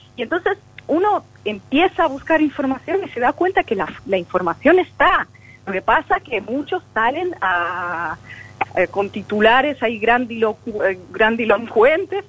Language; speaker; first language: Spanish; non-native, fluent; Russian